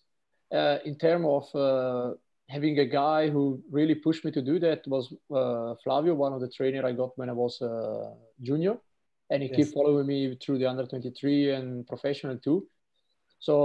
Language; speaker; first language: English; non-native, fluent; Italian